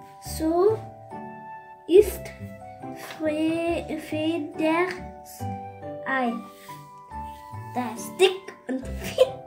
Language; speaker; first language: German; early bilingual, other home language; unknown